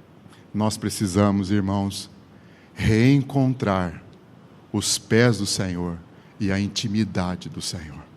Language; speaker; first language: Portuguese; native; Portuguese